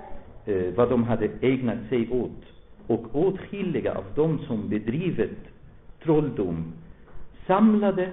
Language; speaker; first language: Swedish; non-native, fluent; Arabic